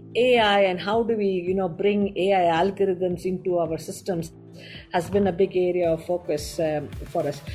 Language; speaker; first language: English; non-native, local second language; Tamil